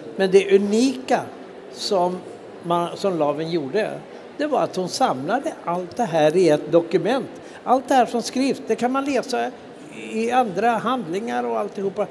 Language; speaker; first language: Swedish; native; Swedish